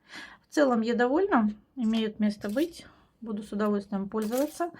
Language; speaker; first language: Russian; native; Russian